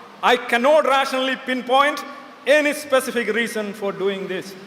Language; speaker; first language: English; non-native, local second language; Malayalam